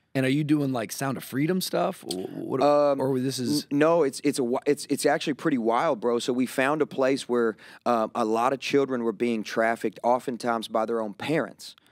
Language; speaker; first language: English; native; English